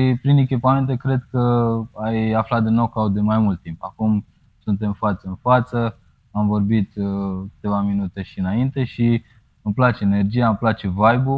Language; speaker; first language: Romanian; native; Romanian